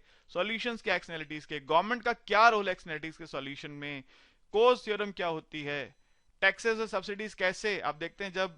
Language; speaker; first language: Hindi; native; Hindi